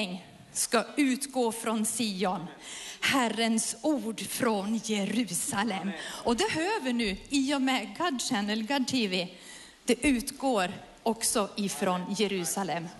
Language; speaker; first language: Swedish; native; Swedish